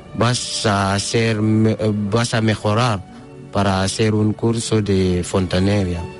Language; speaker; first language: Spanish; non-native, learner; Fula